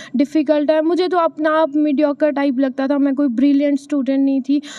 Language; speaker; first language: Hindi; native; Hindi